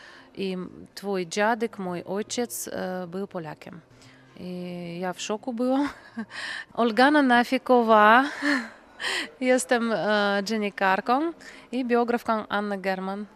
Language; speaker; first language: Polish; non-native, fluent; Russian